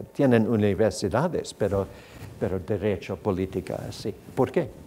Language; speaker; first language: Spanish; non-native, fluent; English